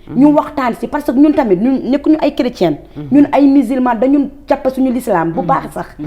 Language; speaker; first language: Wolof; non-native, local second language; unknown